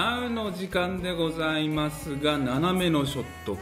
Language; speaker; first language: Japanese; native; Japanese